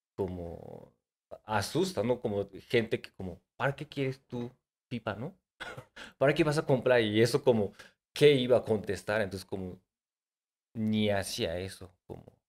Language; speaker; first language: Spanish; non-native, learner; Japanese